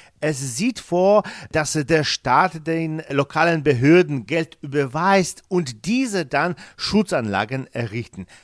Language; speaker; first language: German; non-native, fluent; Polish